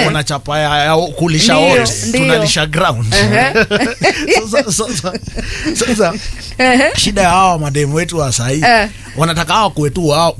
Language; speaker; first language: Swahili; native; Swahili